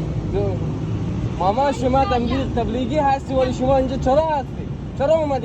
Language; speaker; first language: Persian; non-native, learner; Urdu